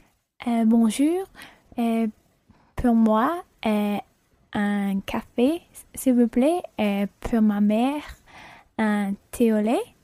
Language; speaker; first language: French; non-native, learner; English